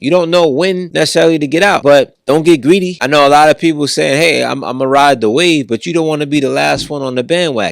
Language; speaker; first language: English; native; English